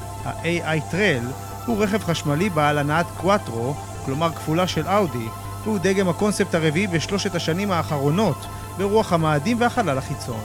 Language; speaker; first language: Hebrew; native; Hebrew